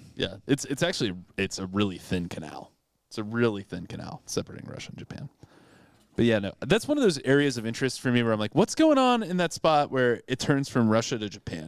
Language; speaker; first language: English; native; English